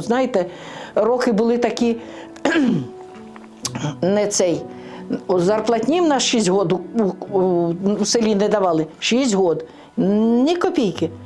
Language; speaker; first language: Ukrainian; native; Ukrainian